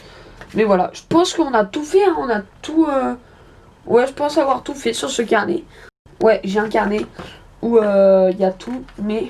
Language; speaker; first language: French; native; French